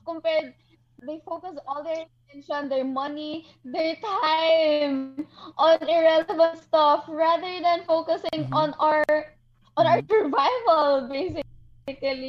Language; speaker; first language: English; non-native, local second language; Hiligaynon